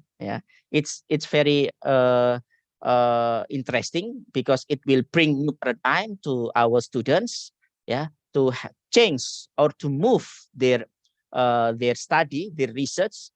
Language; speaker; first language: English; non-native, learner; Indonesian